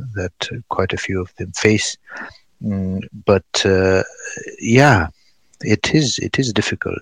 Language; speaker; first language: English; non-native, fluent; Pashto